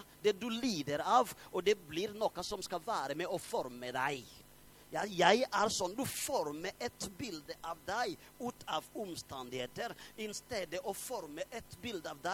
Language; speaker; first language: Swedish; non-native, fluent; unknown